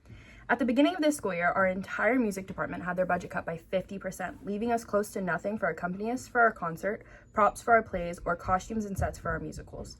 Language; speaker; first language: English; native; English